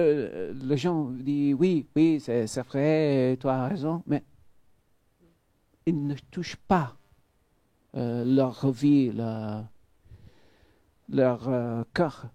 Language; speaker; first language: French; non-native, fluent; Maltese